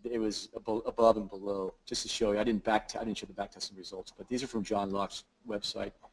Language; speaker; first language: English; native; English